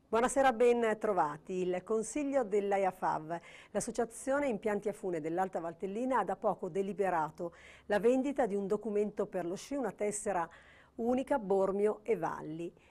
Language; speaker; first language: Italian; native; Italian